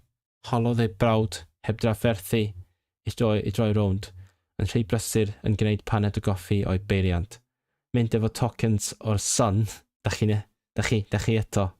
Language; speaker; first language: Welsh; non-native, learner; Cantonese